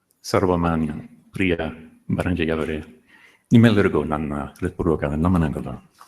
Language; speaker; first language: Kannada; non-native, fluent; Dutch